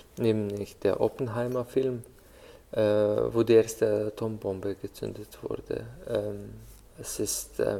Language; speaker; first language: German; non-native, fluent; Slovenian